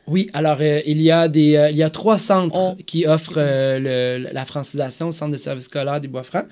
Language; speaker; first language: French; native; French